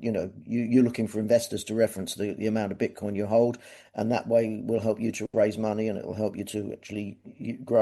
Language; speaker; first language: English; native; English